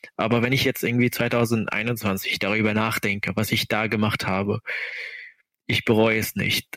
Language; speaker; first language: German; non-native, fluent; Arabic